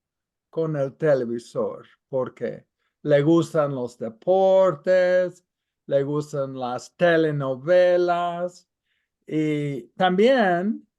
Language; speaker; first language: Spanish; non-native, fluent; English